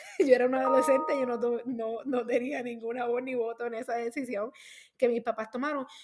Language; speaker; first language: Spanish; native; Spanish